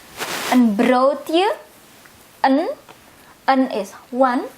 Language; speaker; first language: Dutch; non-native, fluent; Indonesian